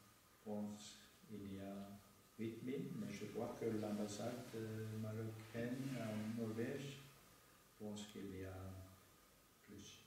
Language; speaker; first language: French; non-native, fluent; Norwegian